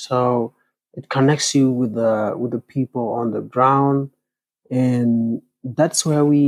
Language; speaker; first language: English; non-native, local second language; Kalenjin